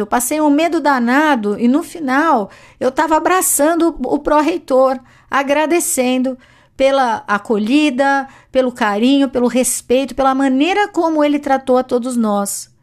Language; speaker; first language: Portuguese; native; Portuguese